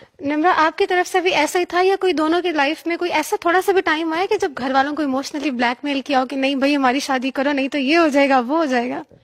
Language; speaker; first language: Urdu; native; Urdu